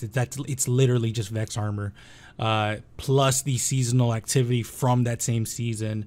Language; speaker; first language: English; native; English